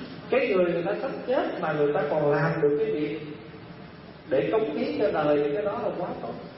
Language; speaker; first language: Vietnamese; early bilingual, heritage; Vietnamese